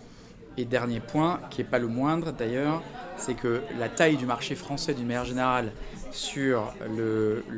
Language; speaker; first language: French; native; French